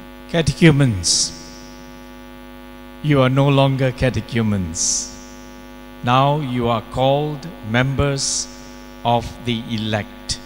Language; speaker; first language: English; non-native, local second language; Tamil